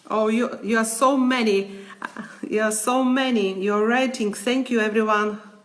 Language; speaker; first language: English; non-native, learner; Ukrainian